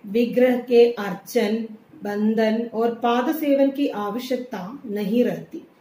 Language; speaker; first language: Hindi; non-native, local second language; Malayalam